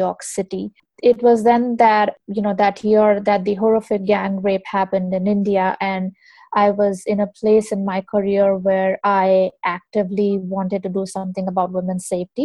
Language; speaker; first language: English; non-native, local second language; Hindi